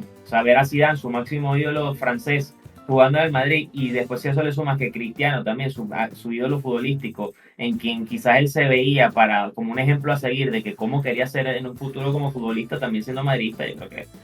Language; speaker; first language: Spanish; native; Spanish